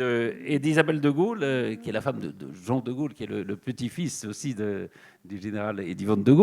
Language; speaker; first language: French; native; French